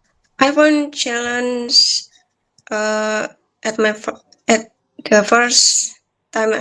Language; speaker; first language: English; non-native, learner; Balinese